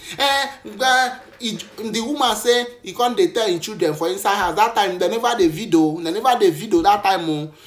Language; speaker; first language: Nigerian Pidgin; native; Nigerian Pidgin